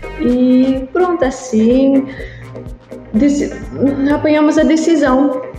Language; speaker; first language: Portuguese; non-native, learner; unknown